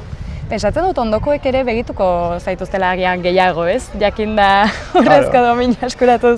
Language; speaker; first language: Basque; native; Basque